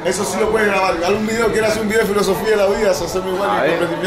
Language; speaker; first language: Spanish; native; Spanish